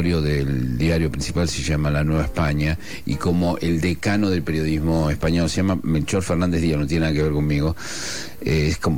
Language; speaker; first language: Spanish; non-native, local second language; Asturian